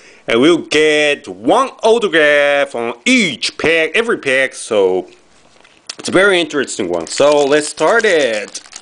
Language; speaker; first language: English; non-native, fluent; Japanese